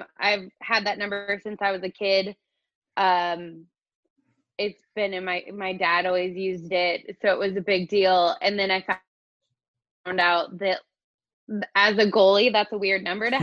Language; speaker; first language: English; native; English